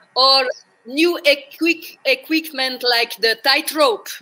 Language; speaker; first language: English; non-native, learner; French